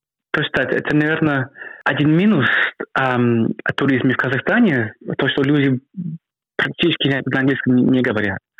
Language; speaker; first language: Russian; non-native, fluent; English